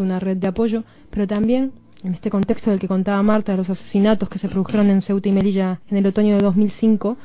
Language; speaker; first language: Spanish; native; Spanish